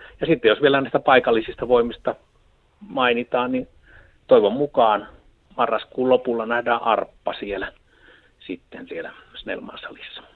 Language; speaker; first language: Finnish; native; Finnish